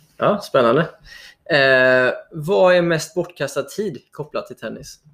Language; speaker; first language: Swedish; native; Swedish